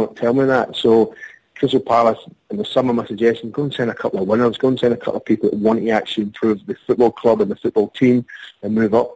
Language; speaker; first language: English; native; English